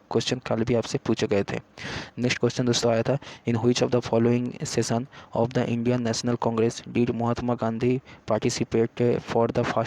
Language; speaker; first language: Hindi; native; Hindi